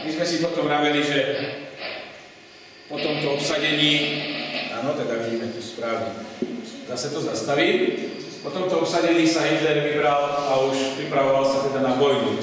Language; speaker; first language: Slovak; native; Slovak